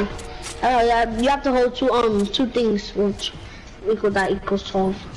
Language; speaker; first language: English; early bilingual, other home language; Spanish